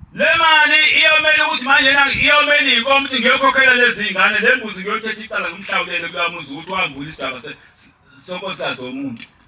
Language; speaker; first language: Zulu; native; Zulu